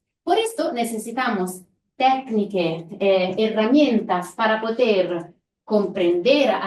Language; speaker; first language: Spanish; non-native, fluent; Italian